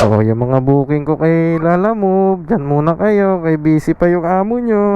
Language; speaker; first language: Filipino; native; Filipino